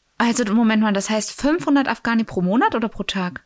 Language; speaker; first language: German; native; German